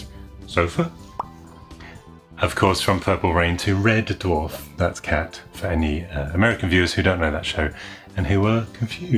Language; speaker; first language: English; native; English